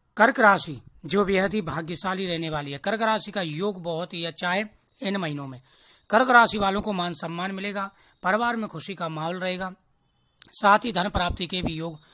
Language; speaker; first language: Hindi; native; Hindi